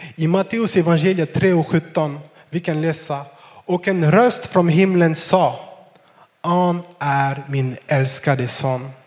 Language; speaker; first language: Swedish; non-native, fluent; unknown